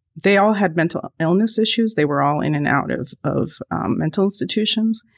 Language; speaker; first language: English; early bilingual, other home language; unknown